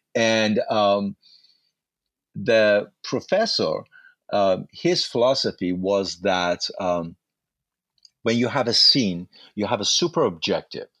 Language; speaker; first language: English; non-native, fluent; Persian